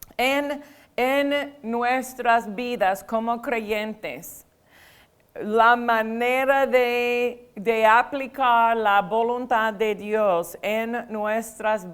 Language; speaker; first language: Spanish; non-native, fluent; English